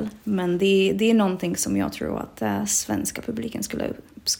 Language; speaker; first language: Swedish; non-native, fluent; Czech